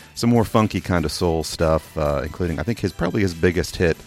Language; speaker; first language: English; native; English